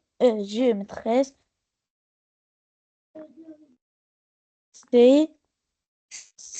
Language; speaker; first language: French; non-native, local second language; Arabic